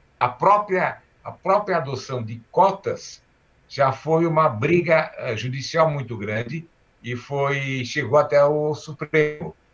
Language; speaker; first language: Portuguese; early bilingual, other home language; Armenian